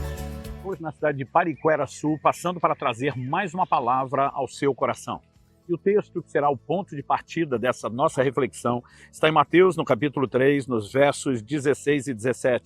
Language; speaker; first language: Portuguese; native; Portuguese